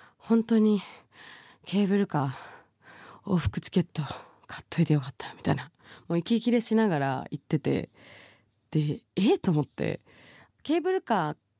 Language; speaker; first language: Japanese; early bilingual, other home language; Bangla